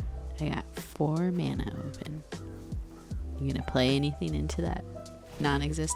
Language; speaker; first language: English; native; English